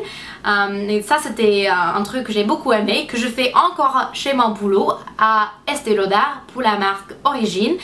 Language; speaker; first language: French; non-native, fluent; English